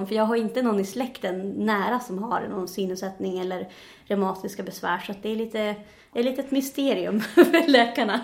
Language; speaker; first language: Swedish; native; Swedish